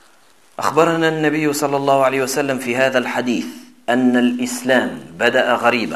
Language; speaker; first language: Arabic; non-native, fluent; French